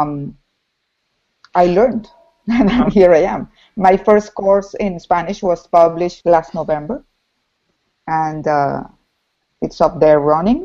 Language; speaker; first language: English; non-native, fluent; Spanish